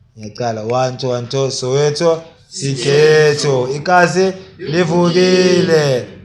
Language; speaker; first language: Zulu; native; Zulu